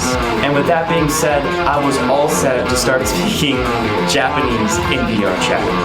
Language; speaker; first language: English; native; English